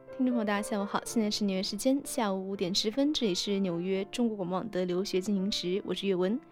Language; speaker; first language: Chinese; native; Chinese